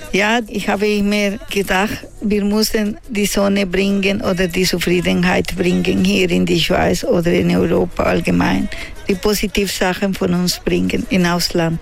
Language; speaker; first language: German; non-native, learner; Spanish